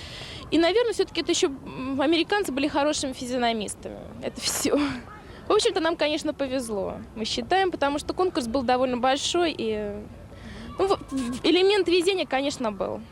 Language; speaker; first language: Russian; native; Russian